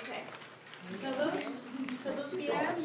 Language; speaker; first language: Spanish; non-native, fluent; English